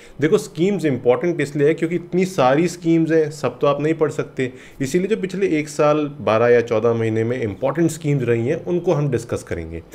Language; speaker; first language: Hindi; native; Hindi